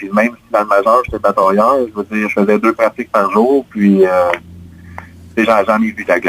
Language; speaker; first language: French; native; French